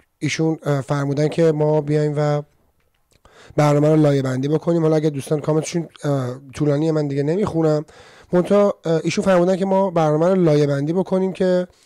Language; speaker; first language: Persian; native; Persian